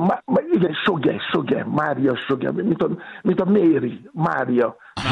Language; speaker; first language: Hungarian; non-native, learner; Yoruba